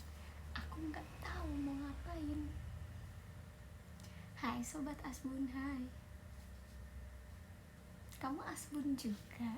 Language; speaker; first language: Indonesian; native; Indonesian